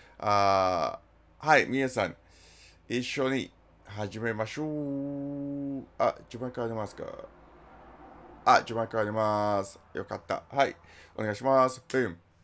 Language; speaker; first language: Japanese; non-native, learner; English